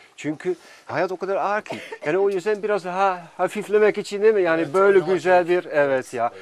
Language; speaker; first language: Turkish; non-native, fluent; Dutch